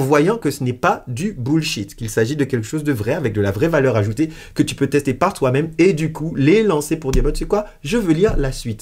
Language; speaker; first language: French; native; French